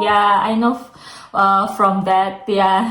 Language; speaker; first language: English; non-native, learner; Indonesian